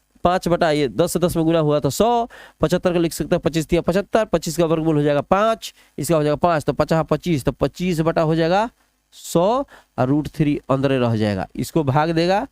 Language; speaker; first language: Hindi; non-native, local second language; Bhojpuri